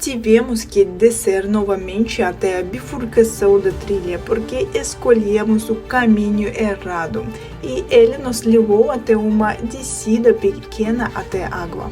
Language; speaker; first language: Portuguese; non-native, fluent; Russian